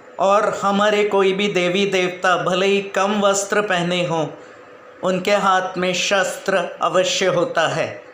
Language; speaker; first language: Hindi; non-native, local second language; Tamil